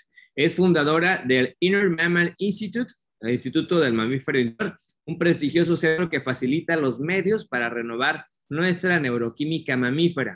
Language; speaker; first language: Spanish; native; Spanish